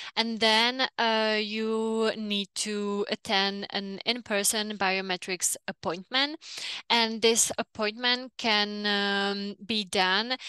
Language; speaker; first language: English; non-native, fluent; Czech